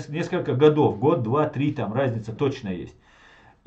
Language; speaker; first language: Russian; non-native, local second language; Chechen